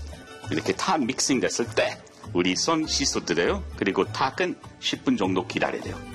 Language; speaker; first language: Korean; non-native, learner; English